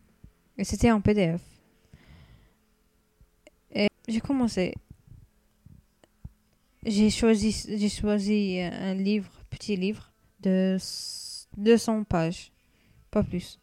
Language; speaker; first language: French; non-native, learner; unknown